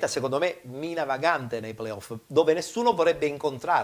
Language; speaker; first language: Italian; native; Italian